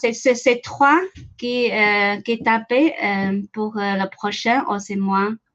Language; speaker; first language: French; non-native, learner; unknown